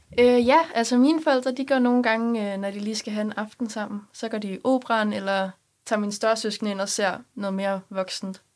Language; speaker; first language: Danish; native; Danish